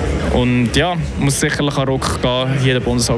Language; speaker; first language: German; native; German